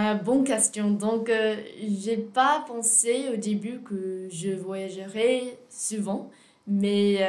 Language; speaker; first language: French; non-native, learner; English